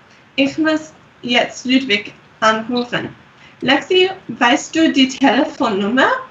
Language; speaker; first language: German; non-native, learner; English